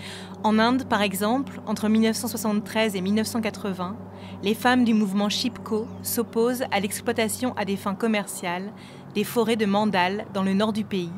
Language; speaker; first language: French; native; French